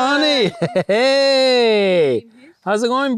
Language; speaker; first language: English; native; English